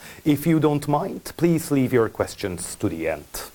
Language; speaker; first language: English; non-native, fluent; Czech